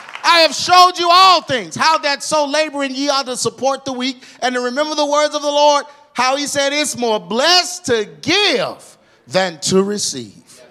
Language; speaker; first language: English; native; English